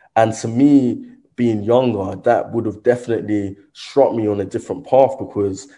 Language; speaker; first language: English; native; English